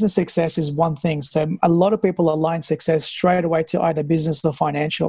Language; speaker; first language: English; early bilingual, other home language; Persian